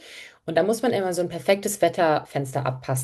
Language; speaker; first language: German; native; German